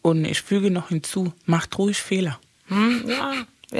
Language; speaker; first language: German; non-native, fluent; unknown